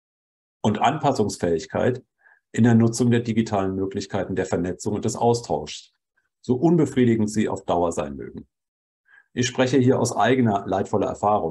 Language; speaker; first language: German; native; German